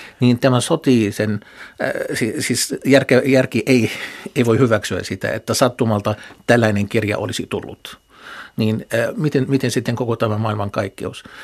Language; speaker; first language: Finnish; non-native, fluent; Arabic